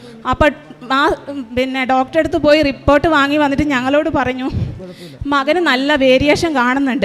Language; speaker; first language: Malayalam; native; Malayalam